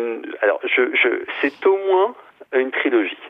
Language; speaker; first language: French; native; French